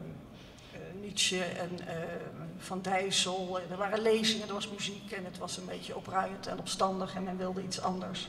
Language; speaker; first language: Dutch; native; Dutch